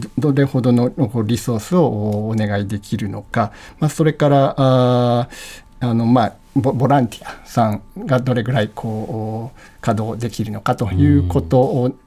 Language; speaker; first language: Japanese; native; Japanese